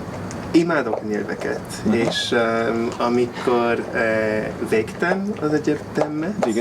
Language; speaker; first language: Hungarian; non-native, learner; English